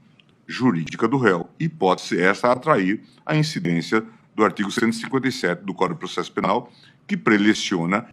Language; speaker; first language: Portuguese; native; Portuguese